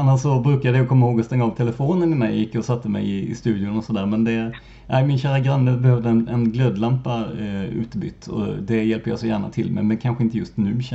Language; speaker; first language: Swedish; native; Swedish